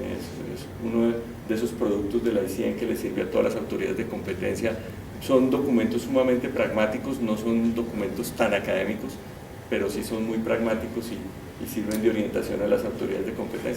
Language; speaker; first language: Spanish; native; Spanish